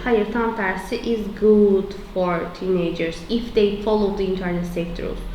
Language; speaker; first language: English; non-native, fluent; Turkish